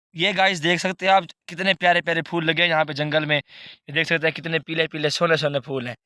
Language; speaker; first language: Urdu; non-native, local second language; Saraiki